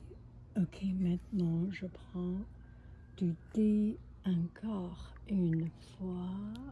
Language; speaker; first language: French; non-native, fluent; Chinese